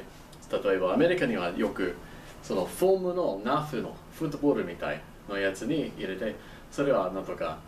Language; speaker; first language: Japanese; non-native, learner; English